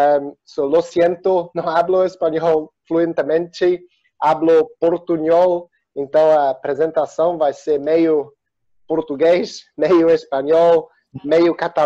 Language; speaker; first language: Spanish; non-native, learner; Portuguese